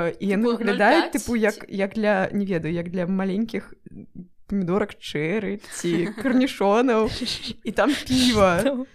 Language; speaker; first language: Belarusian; non-native, local second language; Russian